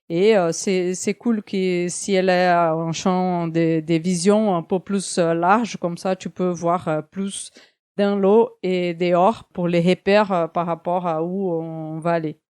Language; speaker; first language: French; non-native, fluent; Portuguese